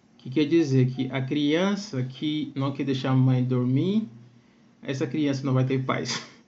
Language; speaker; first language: Portuguese; non-native, fluent; Akan